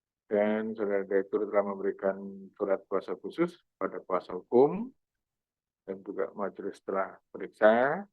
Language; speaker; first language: Indonesian; native; Indonesian